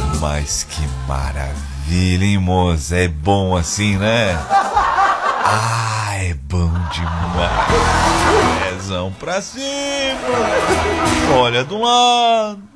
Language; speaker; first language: Portuguese; native; Portuguese